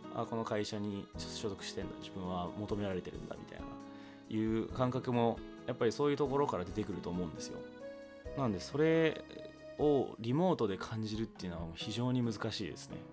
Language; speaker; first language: Japanese; early bilingual, heritage; English